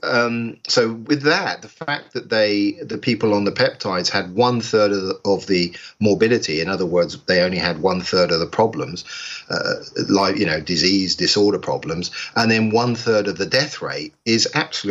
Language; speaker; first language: English; native; English